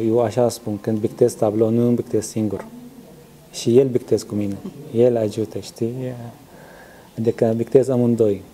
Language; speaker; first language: Romanian; non-native, learner; Arabic